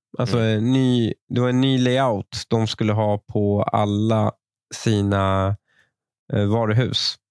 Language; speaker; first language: Swedish; native; Swedish